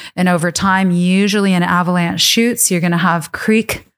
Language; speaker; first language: English; native; English